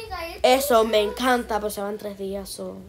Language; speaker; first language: Spanish; early bilingual, heritage; Spanish